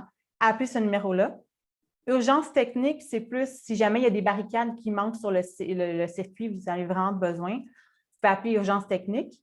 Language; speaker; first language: French; native; French